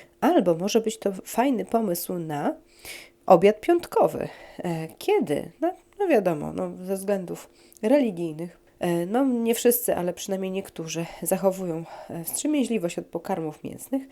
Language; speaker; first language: Polish; native; Polish